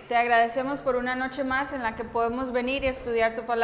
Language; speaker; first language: Spanish; native; Spanish